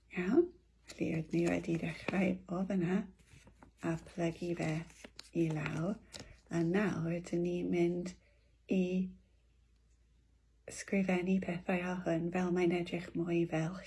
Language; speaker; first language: Welsh; non-native, local second language; English